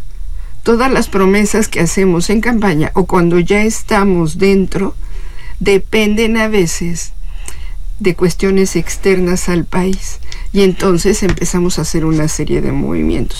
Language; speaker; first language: Spanish; native; Spanish